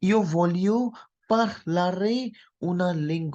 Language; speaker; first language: Italian; non-native, fluent; Hindi